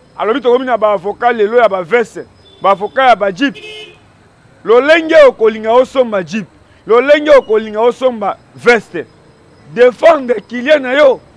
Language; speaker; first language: Lingala; native; Lingala